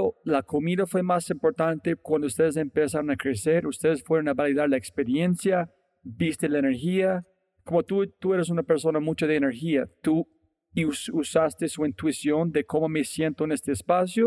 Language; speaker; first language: Spanish; non-native, fluent; English